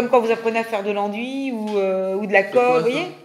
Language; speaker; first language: French; native; French